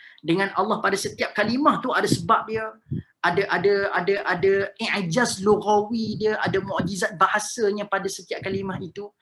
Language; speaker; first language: Malay; native; Malay